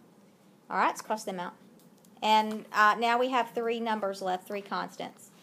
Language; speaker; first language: English; native; English